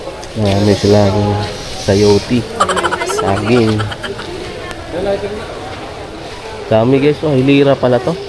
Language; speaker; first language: Filipino; non-native, local second language; Waray